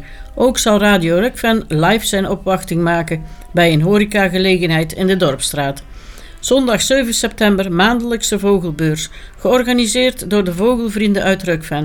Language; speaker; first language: Dutch; native; Dutch